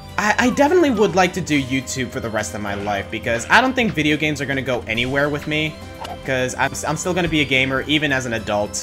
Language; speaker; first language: English; native; English